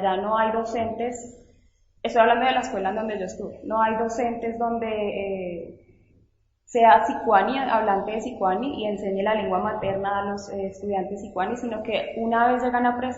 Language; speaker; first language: Spanish; native; Spanish